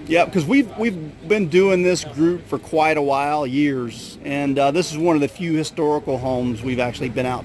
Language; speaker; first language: English; native; English